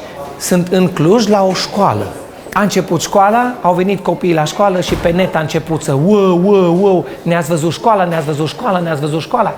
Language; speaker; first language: Romanian; native; Romanian